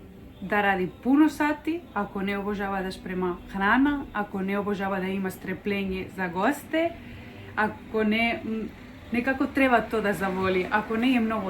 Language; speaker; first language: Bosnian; non-native, learner; Spanish